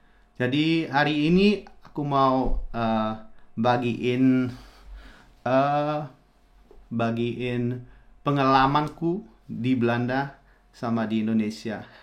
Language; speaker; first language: Indonesian; non-native, fluent; Dutch